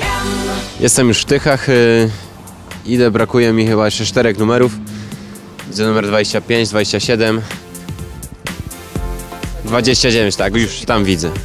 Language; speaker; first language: Polish; native; Polish